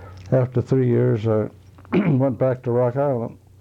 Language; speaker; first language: English; native; English